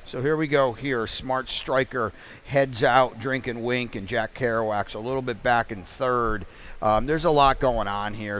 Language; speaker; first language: English; native; English